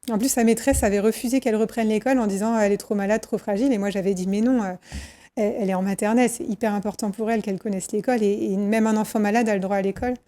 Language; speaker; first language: French; native; French